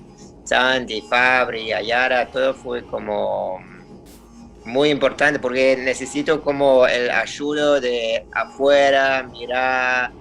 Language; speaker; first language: Spanish; non-native, learner; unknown